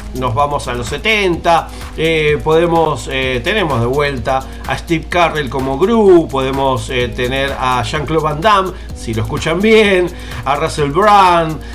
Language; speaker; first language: Spanish; native; Spanish